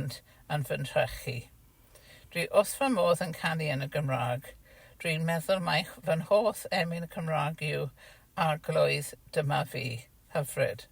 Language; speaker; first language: Welsh; non-native, fluent; English